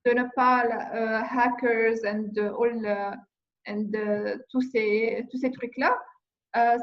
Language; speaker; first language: French; non-native, learner; English